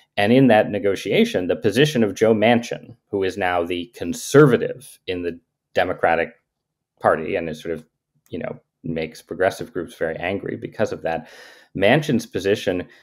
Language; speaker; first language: English; native; English